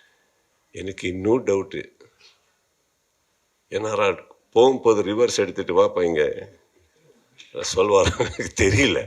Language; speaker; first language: Tamil; non-native, learner; Kannada